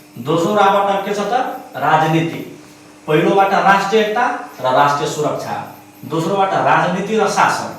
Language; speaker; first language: Nepali; non-native, local second language; Maithili